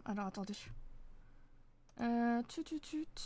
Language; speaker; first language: French; native; French